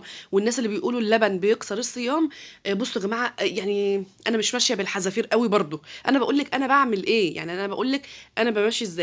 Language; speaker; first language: Arabic; native; Arabic